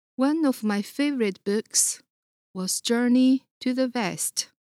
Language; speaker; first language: English; non-native, fluent; Chinese